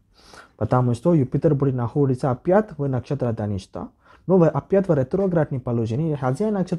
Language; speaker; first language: Russian; non-native, learner; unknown